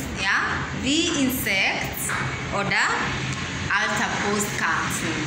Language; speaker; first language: German; non-native, learner; English